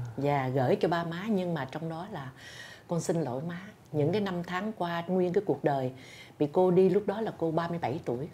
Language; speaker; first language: Vietnamese; native; Vietnamese